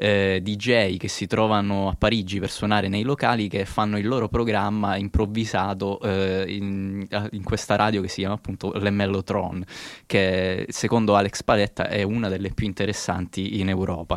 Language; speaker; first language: Italian; native; Italian